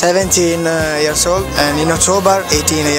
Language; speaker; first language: English; non-native, learner; Italian